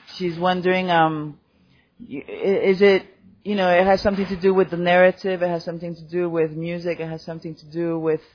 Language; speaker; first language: English; non-native, fluent; Spanish